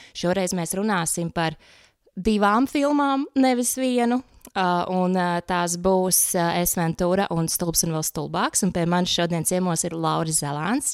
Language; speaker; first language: Latvian; native; Latvian